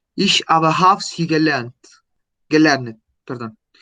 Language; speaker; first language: German; non-native, learner; Spanish